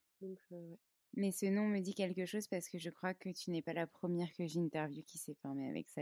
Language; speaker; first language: French; native; French